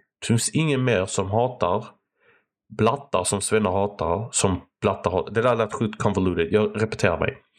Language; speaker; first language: Swedish; early bilingual, other home language; Arabic